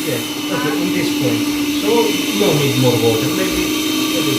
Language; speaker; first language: English; non-native, learner; Greek